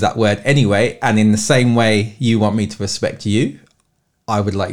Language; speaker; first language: English; native; English